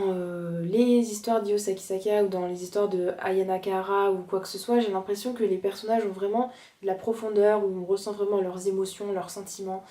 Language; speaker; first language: French; native; French